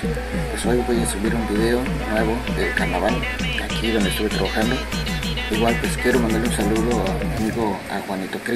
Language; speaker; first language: Spanish; native; Spanish